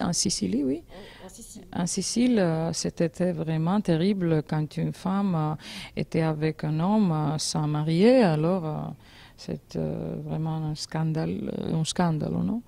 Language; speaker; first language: French; non-native, learner; Georgian